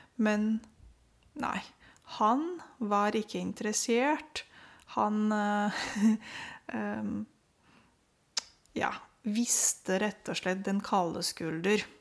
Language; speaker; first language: Norwegian; non-native, fluent; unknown